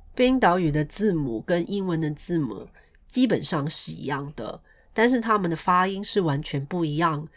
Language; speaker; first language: Chinese; non-native, local second language; Cantonese